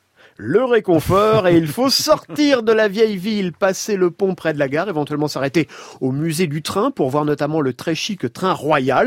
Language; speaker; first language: French; native; French